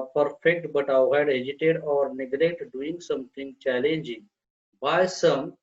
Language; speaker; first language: English; non-native, local second language; Marathi